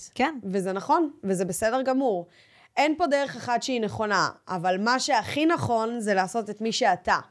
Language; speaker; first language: Hebrew; native; Hebrew